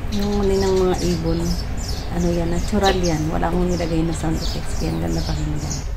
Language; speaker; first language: Filipino; non-native, local second language; Hiligaynon